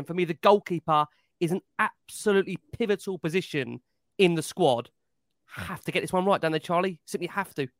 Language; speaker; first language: English; native; English